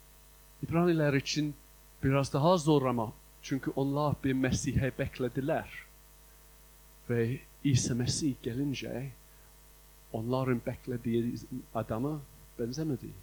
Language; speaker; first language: Turkish; non-native, fluent; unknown